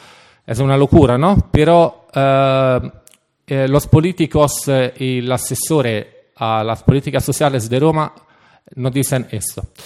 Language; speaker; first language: Spanish; non-native, fluent; Italian